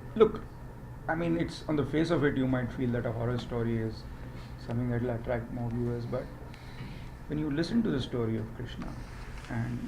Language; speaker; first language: English; non-native, local second language; Hindi